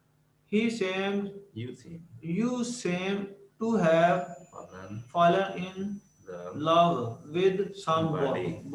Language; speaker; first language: English; non-native, learner; Urdu